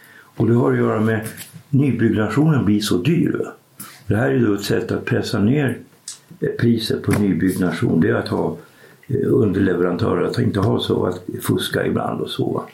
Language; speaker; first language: Swedish; native; Swedish